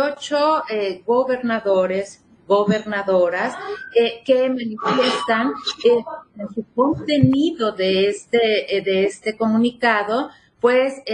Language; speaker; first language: Spanish; native; Spanish